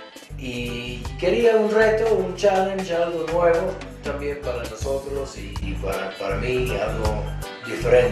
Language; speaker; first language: Spanish; non-native, fluent; English